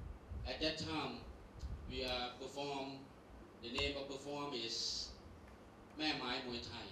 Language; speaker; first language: English; non-native, learner; Thai